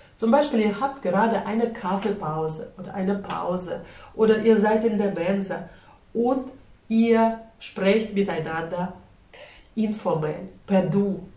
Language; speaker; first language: German; non-native, fluent; Russian